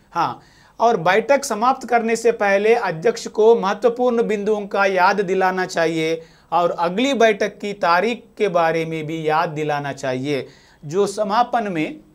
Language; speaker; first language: Hindi; non-native, local second language; Telugu